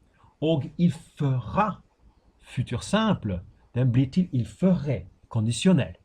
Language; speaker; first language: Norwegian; non-native, fluent; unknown